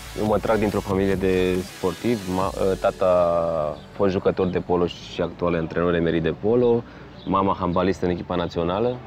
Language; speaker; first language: Romanian; native; Romanian